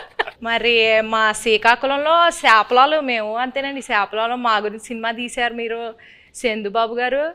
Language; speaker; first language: Telugu; native; Telugu